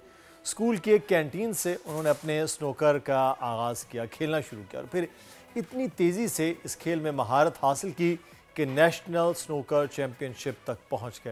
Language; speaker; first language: Urdu; native; Urdu